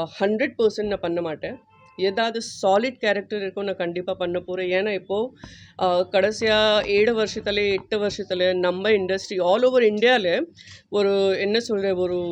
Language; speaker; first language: Tamil; non-native, learner; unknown